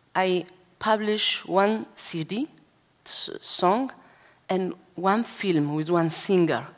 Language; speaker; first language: English; non-native, learner; Tigrinya